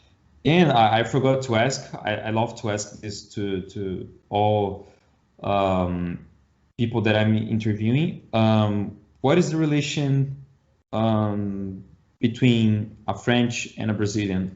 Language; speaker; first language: English; non-native, learner; Portuguese